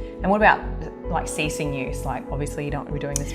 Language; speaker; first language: English; native; English